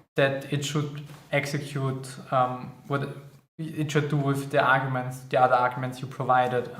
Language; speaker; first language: English; non-native, fluent; German